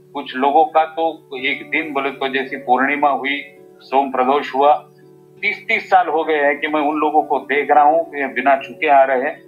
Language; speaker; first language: Hindi; non-native, local second language; Marathi